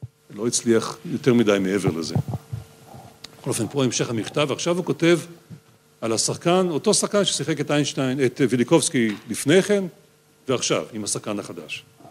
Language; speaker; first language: Hebrew; native; Hebrew